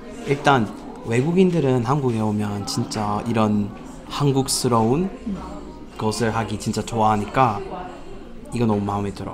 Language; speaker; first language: Korean; non-native, fluent; English